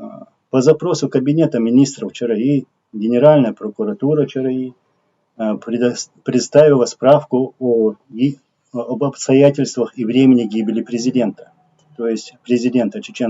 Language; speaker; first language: Russian; non-native, local second language; Chechen